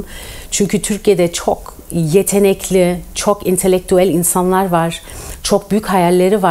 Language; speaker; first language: Turkish; early bilingual, heritage; Turkish